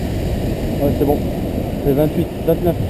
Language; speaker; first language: French; native; French